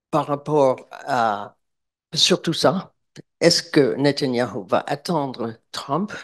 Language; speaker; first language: French; non-native, fluent; English